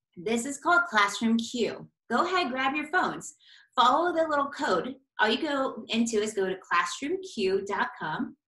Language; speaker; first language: English; native; English